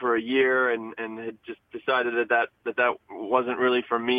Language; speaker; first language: English; native; English